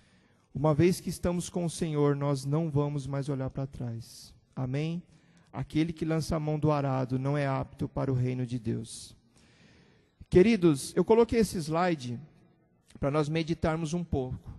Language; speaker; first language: Portuguese; native; Portuguese